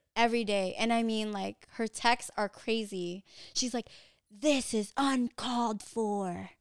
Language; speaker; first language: English; early bilingual, other home language; Filipino